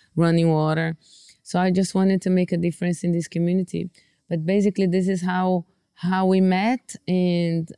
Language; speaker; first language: English; non-native, fluent; Portuguese